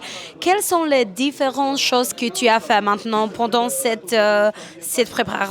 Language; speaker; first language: French; non-native, learner; Polish